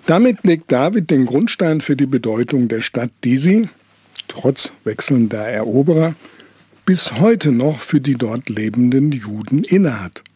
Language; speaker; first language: German; native; German